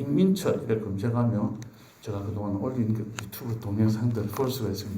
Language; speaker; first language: Korean; native; Korean